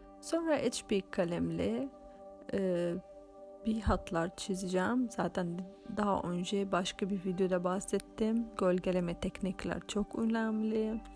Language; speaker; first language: Turkish; non-native, fluent; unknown